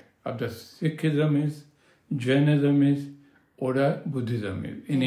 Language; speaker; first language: German; non-native, learner; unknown